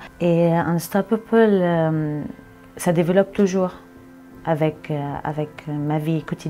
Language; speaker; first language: French; non-native, fluent; Arabic